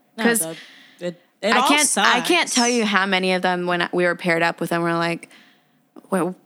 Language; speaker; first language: English; native; English